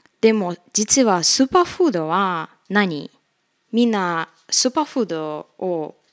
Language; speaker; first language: Japanese; non-native, fluent; Russian